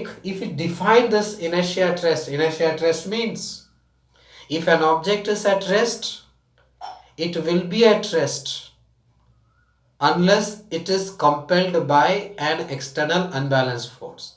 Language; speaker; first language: English; non-native, local second language; Tamil